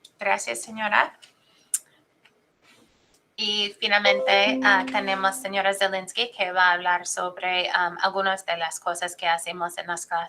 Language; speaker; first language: Spanish; non-native, fluent; English